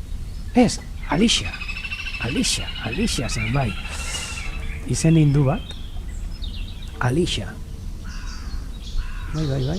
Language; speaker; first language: Basque; native; Basque